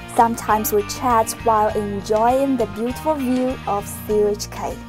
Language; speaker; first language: English; non-native, fluent; Chinese